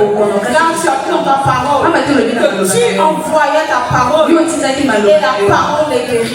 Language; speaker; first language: French; non-native, local second language; Lingala